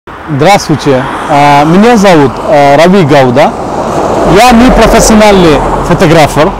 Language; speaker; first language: Russian; non-native, learner; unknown